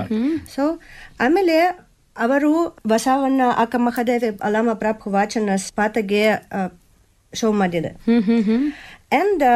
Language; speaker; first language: Kannada; non-native, learner; Russian